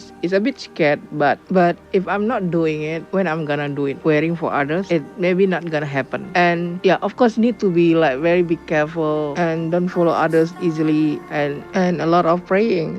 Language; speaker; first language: English; non-native, learner; Indonesian